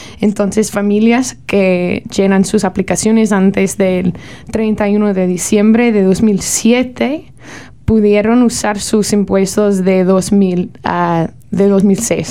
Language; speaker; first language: Spanish; non-native, learner; English